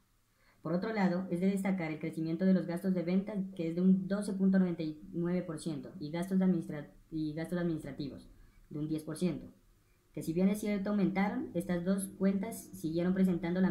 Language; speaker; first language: Spanish; native; Spanish